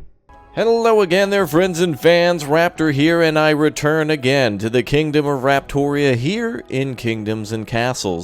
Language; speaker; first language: English; native; English